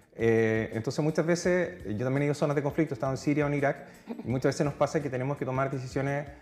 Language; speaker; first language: Spanish; native; Spanish